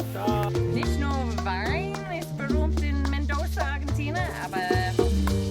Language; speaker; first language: German; non-native, learner; English